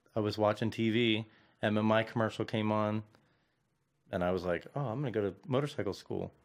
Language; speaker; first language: English; native; English